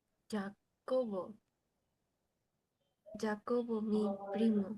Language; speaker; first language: Spanish; non-native, learner; Bangla